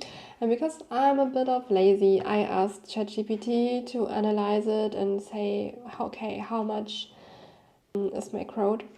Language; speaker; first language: English; non-native, fluent; German